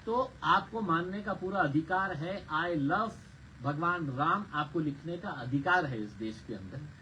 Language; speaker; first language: Hindi; non-native, local second language; Marathi